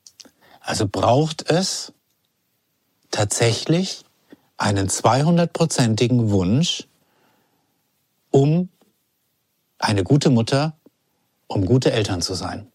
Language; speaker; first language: German; native; German